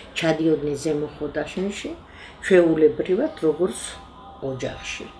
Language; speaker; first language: Georgian; native; Georgian